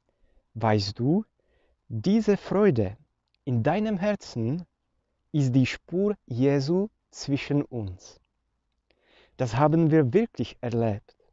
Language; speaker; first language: German; non-native, fluent; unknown